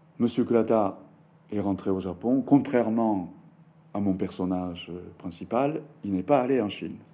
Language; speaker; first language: French; non-native, fluent; Japanese